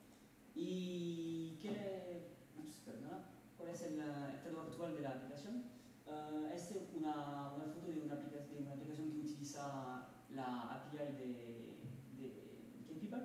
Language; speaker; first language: Spanish; non-native, fluent; French